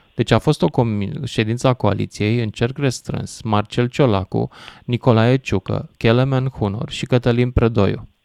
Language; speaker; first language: Romanian; native; Romanian